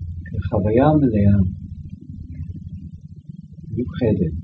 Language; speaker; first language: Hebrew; non-native, fluent; English